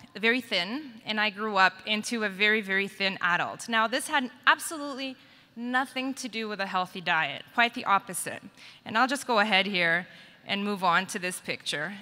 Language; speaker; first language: English; native; English